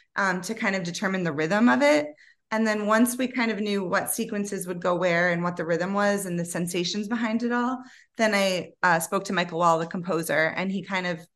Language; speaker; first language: English; native; English